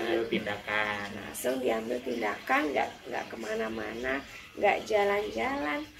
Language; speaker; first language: Indonesian; native; Indonesian